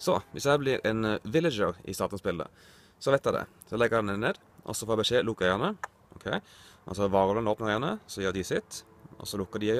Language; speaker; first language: Norwegian; native; Norwegian